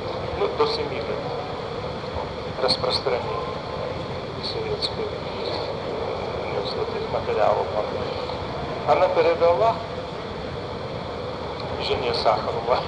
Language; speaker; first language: Russian; non-native, fluent; Lithuanian